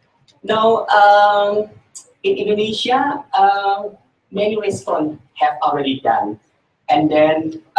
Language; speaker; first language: English; non-native, learner; Indonesian